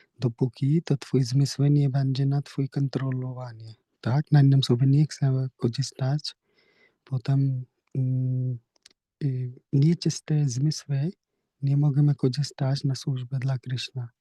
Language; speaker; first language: Polish; non-native, learner; Hindi